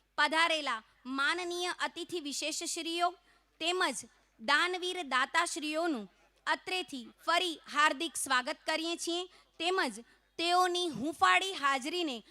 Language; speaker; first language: Gujarati; non-native, local second language; Kachhi